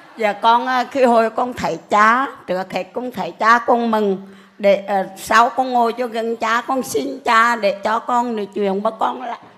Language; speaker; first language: Vietnamese; native; Vietnamese